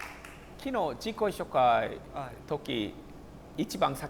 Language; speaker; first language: Japanese; non-native, learner; Korean